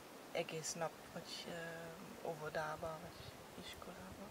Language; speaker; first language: Hungarian; non-native, learner; German